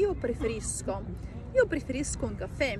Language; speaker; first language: Italian; non-native, fluent; Russian